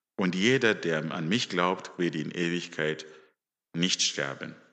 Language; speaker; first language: German; non-native, fluent; Shona